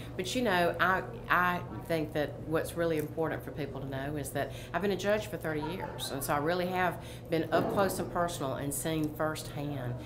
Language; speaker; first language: English; native; English